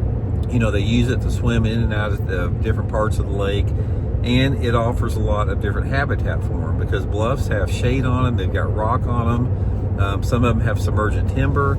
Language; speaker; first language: English; native; English